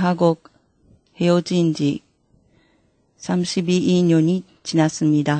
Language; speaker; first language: Korean; non-native, fluent; Japanese